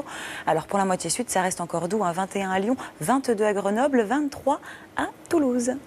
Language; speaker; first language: French; native; French